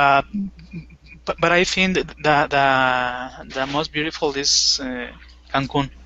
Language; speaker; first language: English; non-native, fluent; Spanish